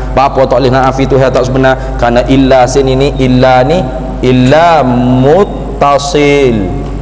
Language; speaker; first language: Malay; native; Malay